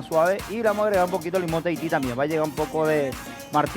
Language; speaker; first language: Spanish; native; Spanish